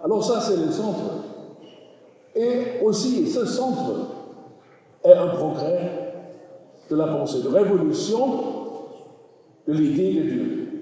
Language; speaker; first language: French; non-native, learner; German